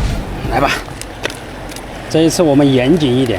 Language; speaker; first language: Chinese; native; Chinese